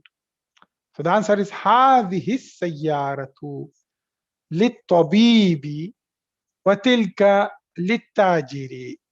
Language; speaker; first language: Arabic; non-native, fluent; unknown